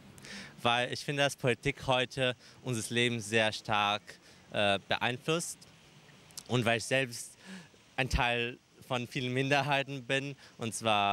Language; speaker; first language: German; early bilingual, other home language; Romanian